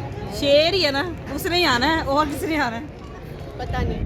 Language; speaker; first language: Urdu; non-native, local second language; Punjabi